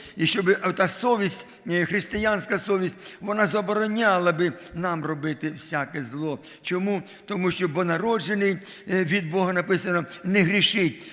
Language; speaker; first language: Ukrainian; non-native, local second language; Russian